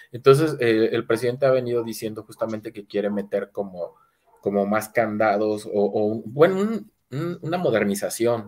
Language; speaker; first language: Spanish; native; Spanish